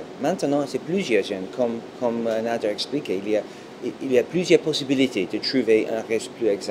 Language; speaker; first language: French; non-native, fluent; English